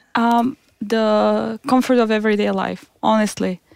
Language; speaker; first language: English; non-native, fluent; Czech